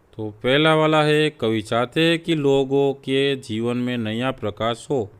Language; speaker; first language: Hindi; non-native, local second language; Gujarati